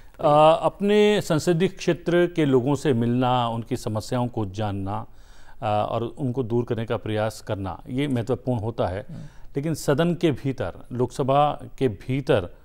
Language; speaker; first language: Hindi; native; Hindi